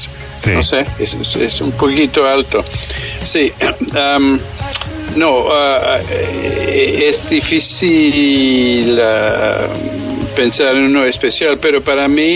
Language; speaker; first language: Spanish; early bilingual, heritage; English